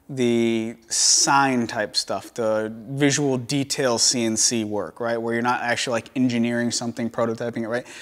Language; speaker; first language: English; native; English